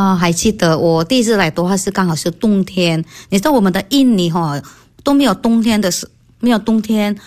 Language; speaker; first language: Chinese; non-native, fluent; Indonesian